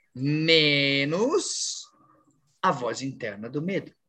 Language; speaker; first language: Portuguese; native; Portuguese